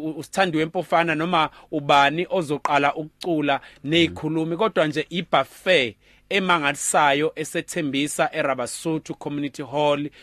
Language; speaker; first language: Zulu; native; Zulu